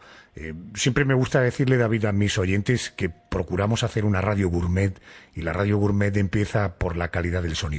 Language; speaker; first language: Spanish; native; Spanish